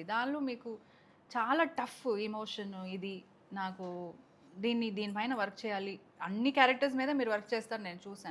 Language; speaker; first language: Telugu; non-native, fluent; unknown